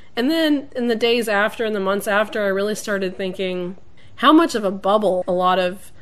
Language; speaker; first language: English; native; English